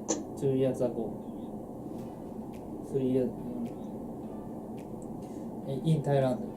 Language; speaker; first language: English; non-native, learner; Japanese